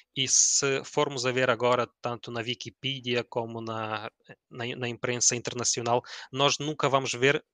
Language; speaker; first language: Portuguese; early bilingual, other home language; Ukrainian